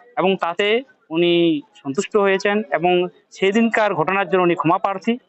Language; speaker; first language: Bangla; non-native, local second language; Santali